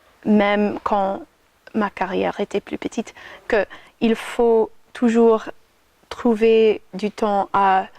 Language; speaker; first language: French; non-native, fluent; English